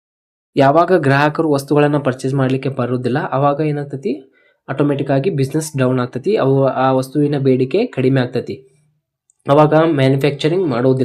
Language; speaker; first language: Kannada; native; Kannada